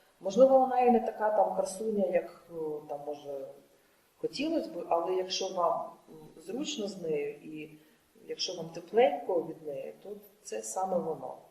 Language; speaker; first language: Ukrainian; non-native, local second language; Russian